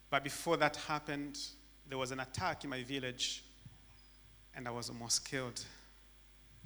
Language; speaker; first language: English; non-native, fluent; Rundi